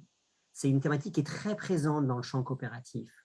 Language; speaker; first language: French; native; French